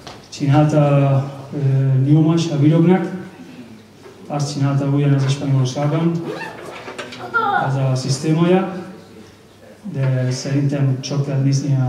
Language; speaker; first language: Hungarian; non-native, learner; Spanish